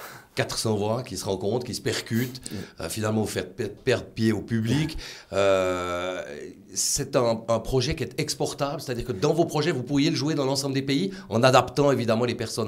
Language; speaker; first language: French; native; French